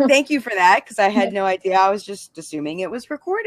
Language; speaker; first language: English; native; English